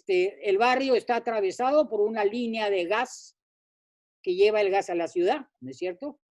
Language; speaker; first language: Spanish; native; Spanish